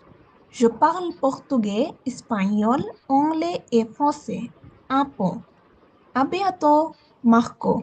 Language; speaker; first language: French; non-native, learner; Bangla